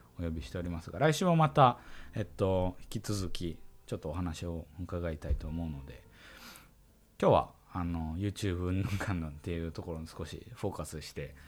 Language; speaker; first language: Japanese; native; Japanese